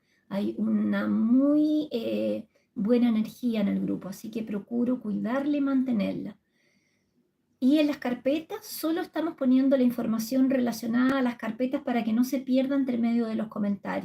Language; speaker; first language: Spanish; native; Spanish